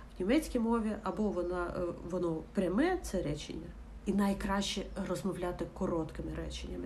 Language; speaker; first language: Ukrainian; non-native, local second language; Russian